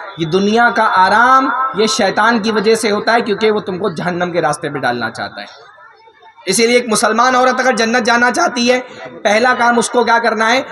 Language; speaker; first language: Urdu; native; Urdu